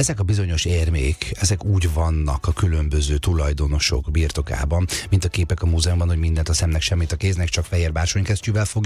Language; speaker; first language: Hungarian; native; Hungarian